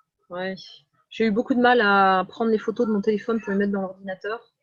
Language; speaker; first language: French; native; French